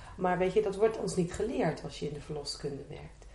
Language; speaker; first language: Dutch; native; Dutch